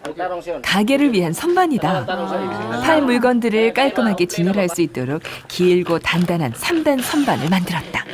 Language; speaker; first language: Korean; native; Korean